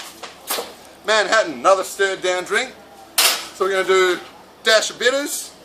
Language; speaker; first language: English; native; English